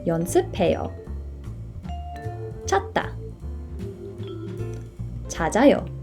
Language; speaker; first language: Korean; non-native, fluent; English